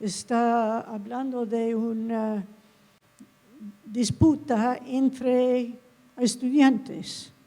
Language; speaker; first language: Spanish; non-native, fluent; English